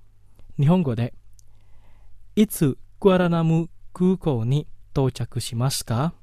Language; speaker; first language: Japanese; non-native, fluent; Indonesian